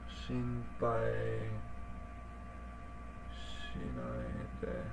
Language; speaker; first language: Japanese; non-native, learner; English